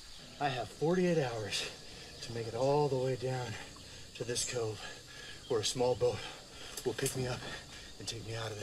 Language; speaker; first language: English; native; English